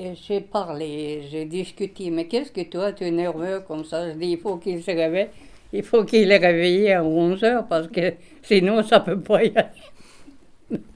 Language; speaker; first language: French; non-native, fluent; Swedish